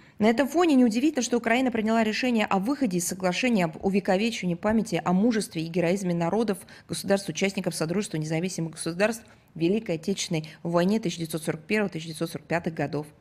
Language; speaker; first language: Russian; native; Russian